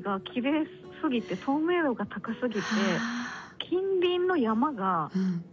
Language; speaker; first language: Japanese; native; Japanese